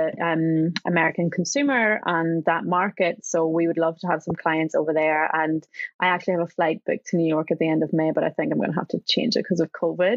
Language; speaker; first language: English; native; English